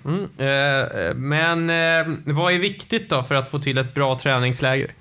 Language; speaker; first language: Swedish; native; Swedish